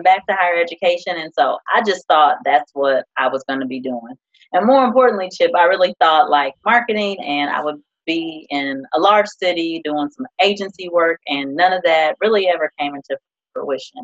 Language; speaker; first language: English; native; English